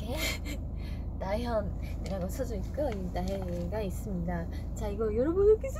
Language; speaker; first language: Korean; non-native, fluent; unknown